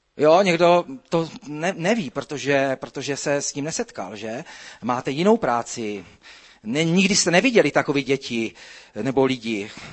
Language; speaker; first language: Czech; native; Czech